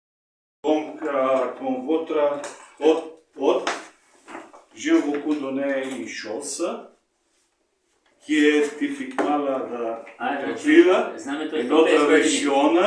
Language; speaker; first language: French; non-native, learner; Macedonian